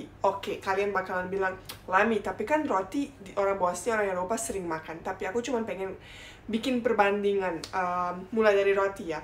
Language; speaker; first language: Indonesian; non-native, fluent; Bosnian